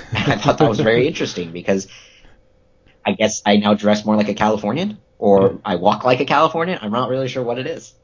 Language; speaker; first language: English; native; English